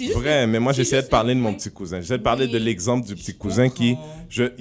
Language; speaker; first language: French; non-native, local second language; Haitian Creole